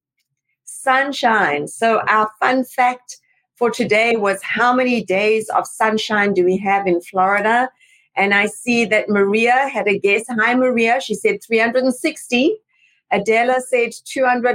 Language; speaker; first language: English; native; English